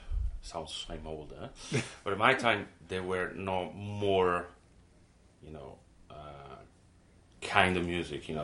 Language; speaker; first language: English; non-native, fluent; Italian